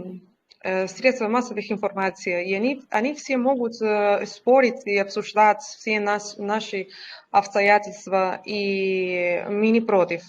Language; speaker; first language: Russian; non-native, learner; Spanish